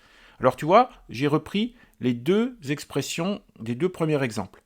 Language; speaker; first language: French; native; French